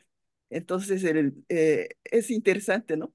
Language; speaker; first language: Spanish; non-native, fluent; Japanese